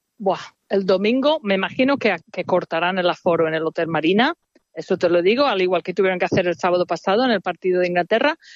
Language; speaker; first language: Spanish; non-native, fluent; English